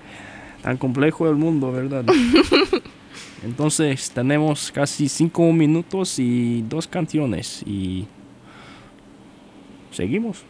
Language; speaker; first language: Spanish; non-native, fluent; English